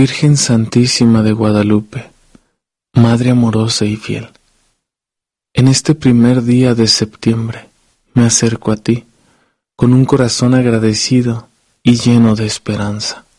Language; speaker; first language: Spanish; native; Spanish